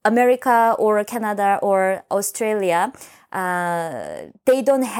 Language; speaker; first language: English; non-native, fluent; Korean